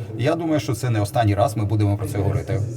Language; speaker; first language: Ukrainian; non-native, learner; Lithuanian